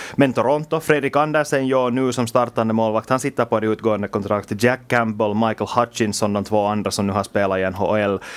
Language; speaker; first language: Swedish; native; Swedish